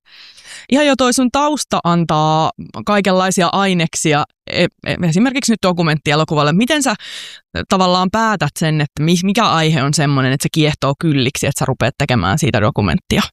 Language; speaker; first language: Finnish; native; Finnish